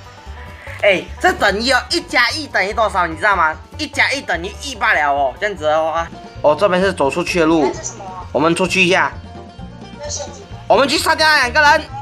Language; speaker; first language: Chinese; native; Chinese